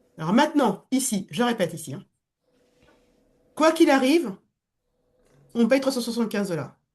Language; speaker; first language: French; native; French